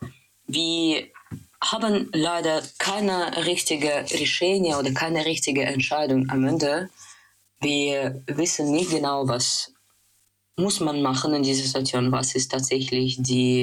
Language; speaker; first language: German; non-native, fluent; Russian